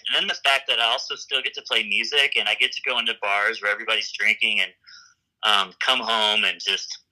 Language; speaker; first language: English; native; English